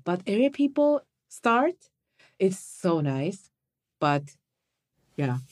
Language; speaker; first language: English; non-native, learner; Japanese